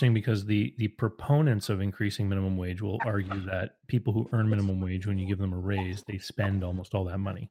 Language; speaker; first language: English; native; English